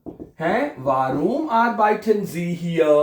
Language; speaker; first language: German; non-native, fluent; Urdu